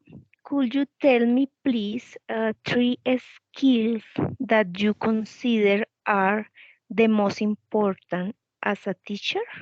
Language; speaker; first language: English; non-native, learner; Spanish